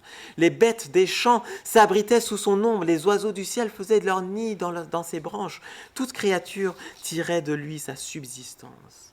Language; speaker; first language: French; native; French